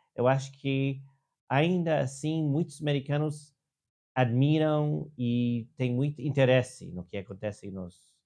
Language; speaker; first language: Portuguese; non-native, fluent; English